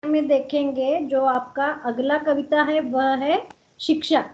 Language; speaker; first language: Hindi; non-native, local second language; Kannada